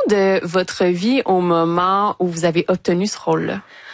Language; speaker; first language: French; native; French